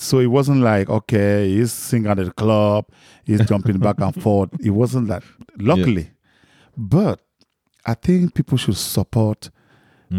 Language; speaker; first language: English; non-native, fluent; French